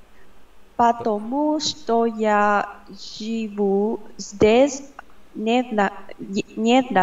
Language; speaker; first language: Russian; non-native, learner; Vietnamese